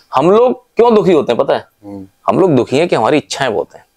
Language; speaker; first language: Hindi; native; Hindi